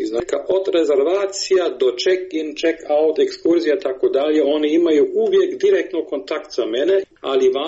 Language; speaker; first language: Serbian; non-native, learner; German